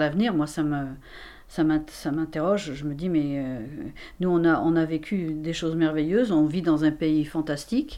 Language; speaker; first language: French; native; French